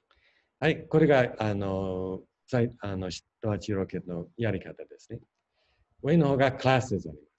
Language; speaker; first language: Japanese; non-native, fluent; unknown